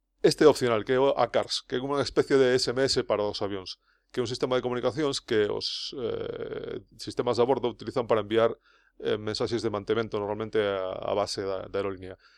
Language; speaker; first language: Galician; non-native, local second language; Spanish